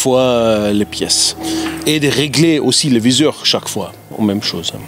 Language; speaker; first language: French; non-native, fluent; German